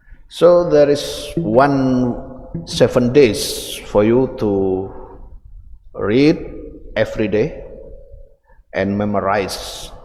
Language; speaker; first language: English; non-native, fluent; Indonesian